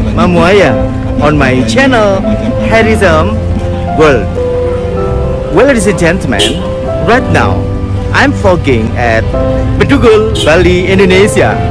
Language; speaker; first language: English; non-native, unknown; Indonesian